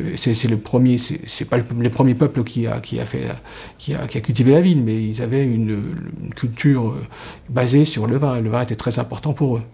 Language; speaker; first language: French; native; French